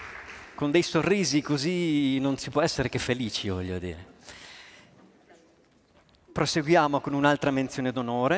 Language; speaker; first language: Italian; native; Italian